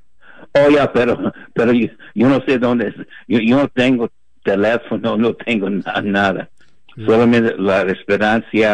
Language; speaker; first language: Spanish; non-native, fluent; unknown